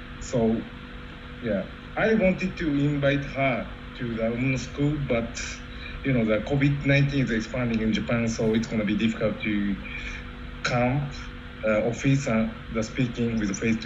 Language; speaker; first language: English; non-native, learner; Japanese